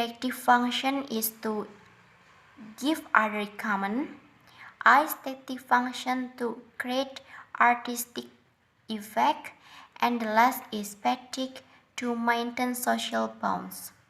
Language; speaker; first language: English; non-native, learner; Indonesian